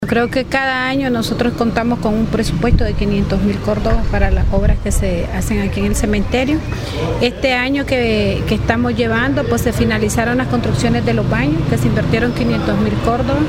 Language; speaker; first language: Spanish; native; Spanish